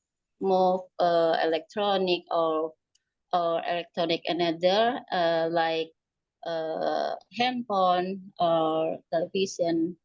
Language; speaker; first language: English; non-native, learner; Indonesian